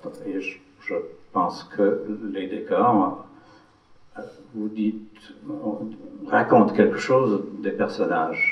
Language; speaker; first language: French; non-native, fluent; English